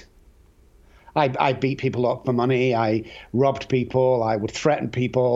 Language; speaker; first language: English; native; English